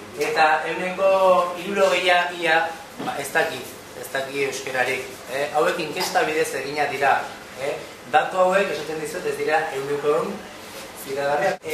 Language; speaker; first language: Basque; native; Basque